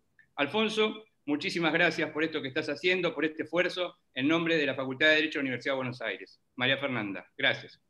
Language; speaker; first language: Spanish; native; Spanish